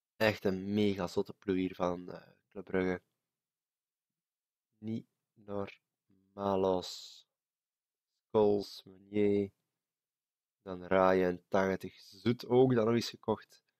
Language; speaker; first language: Dutch; native; Dutch